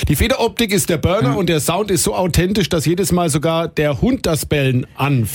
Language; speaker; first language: German; native; German